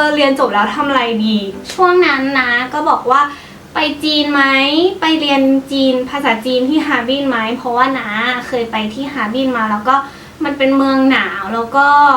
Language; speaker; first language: Thai; native; Thai